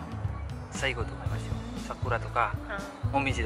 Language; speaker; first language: Japanese; non-native, fluent; Indonesian